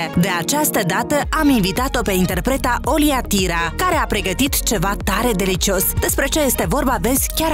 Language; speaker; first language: Romanian; native; Romanian